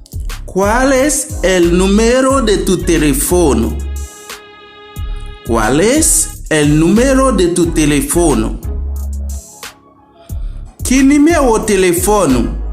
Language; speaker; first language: Spanish; non-native, fluent; Haitian Creole